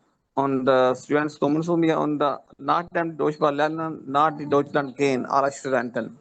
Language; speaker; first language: German; non-native, learner; Urdu